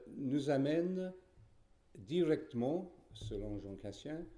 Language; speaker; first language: French; non-native, fluent; English